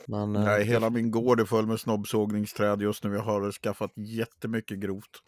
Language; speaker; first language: Swedish; native; Swedish